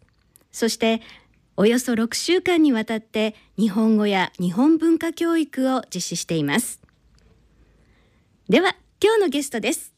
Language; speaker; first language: Japanese; native; Japanese